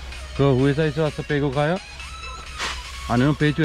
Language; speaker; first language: Korean; non-native, learner; Sinhala